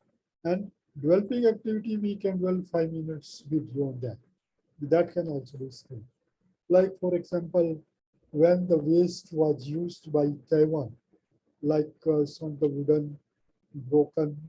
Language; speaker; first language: English; non-native, fluent; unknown